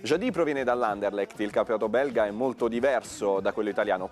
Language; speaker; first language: Italian; native; Italian